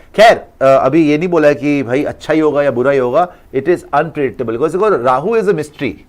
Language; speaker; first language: Hindi; native; Hindi